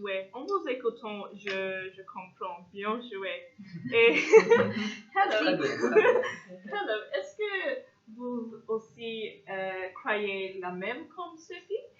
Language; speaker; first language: French; non-native, fluent; English